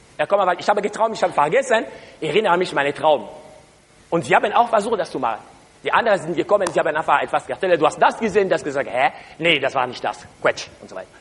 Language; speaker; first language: German; non-native, learner; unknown